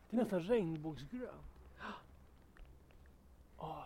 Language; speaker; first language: Swedish; native; Swedish